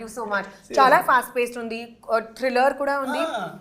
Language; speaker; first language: Telugu; non-native, local second language; Hindi